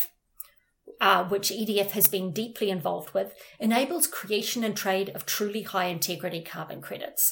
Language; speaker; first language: English; native; English